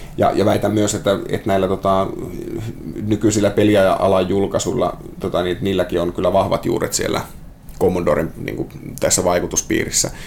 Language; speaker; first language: Finnish; native; Finnish